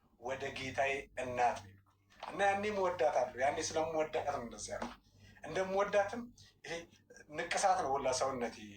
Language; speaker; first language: Amharic; native; Amharic